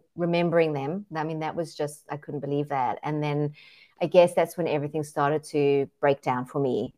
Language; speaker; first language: English; native; English